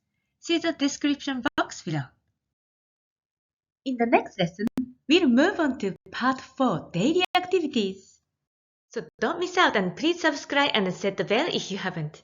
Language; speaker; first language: English; non-native, fluent; Japanese